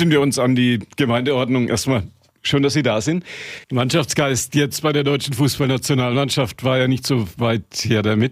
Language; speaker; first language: German; native; German